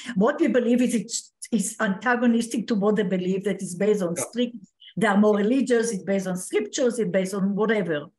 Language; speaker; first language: English; non-native, fluent; Hebrew